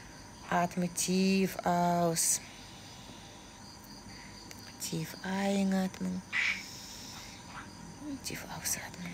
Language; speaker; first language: German; non-native, fluent; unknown